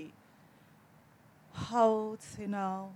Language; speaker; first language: English; non-native, local second language; Bangla